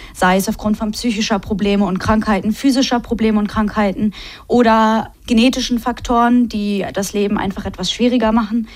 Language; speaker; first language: German; native; German